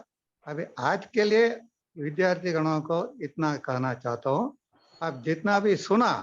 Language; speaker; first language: Hindi; non-native, local second language; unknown